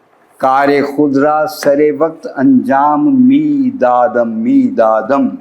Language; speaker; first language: Persian; non-native, fluent; Urdu